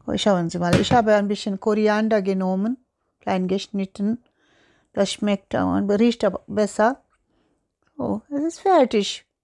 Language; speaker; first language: German; non-native, learner; Tulu